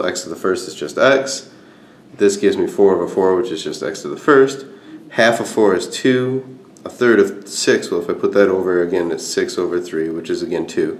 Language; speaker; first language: English; native; English